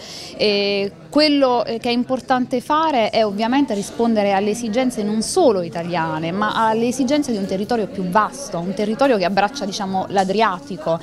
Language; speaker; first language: Italian; native; Italian